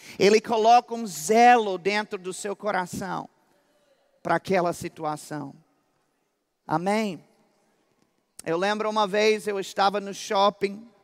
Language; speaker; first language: Portuguese; non-native, fluent; English